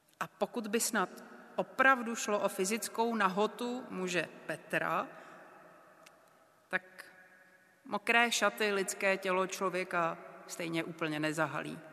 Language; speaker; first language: Czech; native; Czech